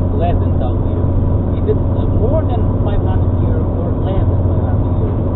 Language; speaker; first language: English; non-native, fluent; Russian